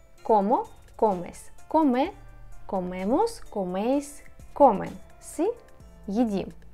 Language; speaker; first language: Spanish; non-native, fluent; Russian